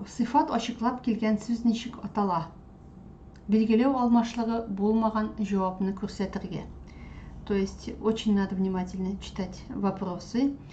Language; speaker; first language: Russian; non-native, local second language; Tatar